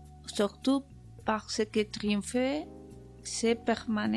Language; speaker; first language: French; non-native, learner; Spanish